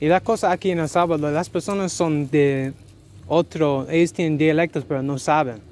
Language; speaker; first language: Spanish; non-native, learner; English